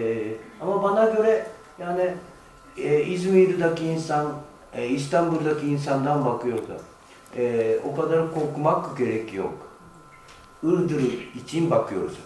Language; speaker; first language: Turkish; non-native, fluent; Japanese